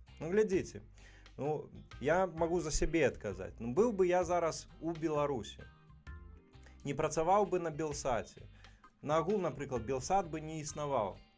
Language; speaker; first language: Belarusian; native; Belarusian